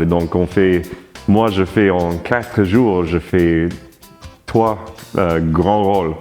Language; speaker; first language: French; non-native, learner; English